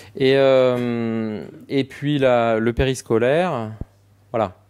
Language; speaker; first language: French; native; French